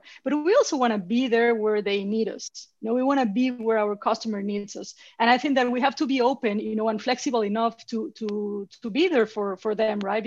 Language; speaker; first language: English; non-native, fluent; Spanish